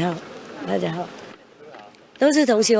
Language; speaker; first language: Chinese; non-native, fluent; Vietnamese